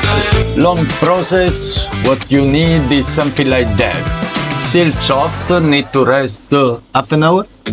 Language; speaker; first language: English; non-native, fluent; Italian